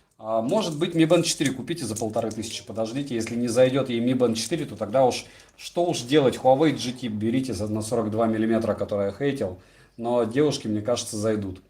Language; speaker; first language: Russian; native; Russian